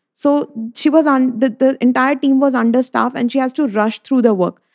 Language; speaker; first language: English; non-native, local second language; Hindi